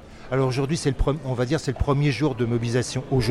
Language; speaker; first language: French; native; French